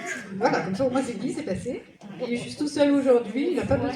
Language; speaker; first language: French; native; French